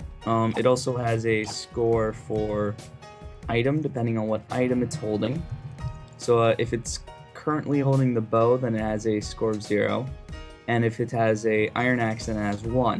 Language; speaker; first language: English; native; English